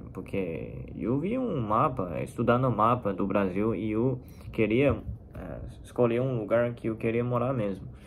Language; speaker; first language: Portuguese; non-native, fluent; Chinese